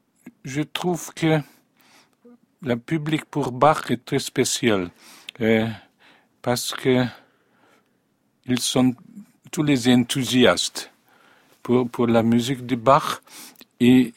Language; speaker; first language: French; non-native, fluent; Hungarian